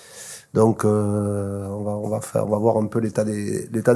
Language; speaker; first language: French; native; French